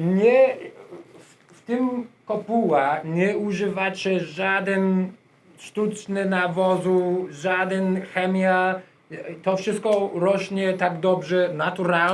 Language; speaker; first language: Polish; non-native, learner; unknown